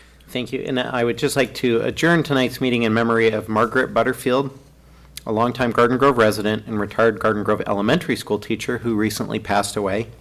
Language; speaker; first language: English; native; English